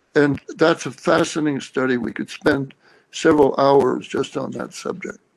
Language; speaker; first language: English; native; English